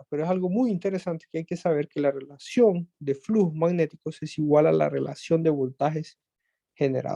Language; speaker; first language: Spanish; native; Spanish